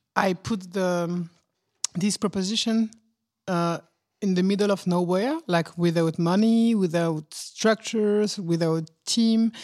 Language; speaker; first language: English; non-native, learner; French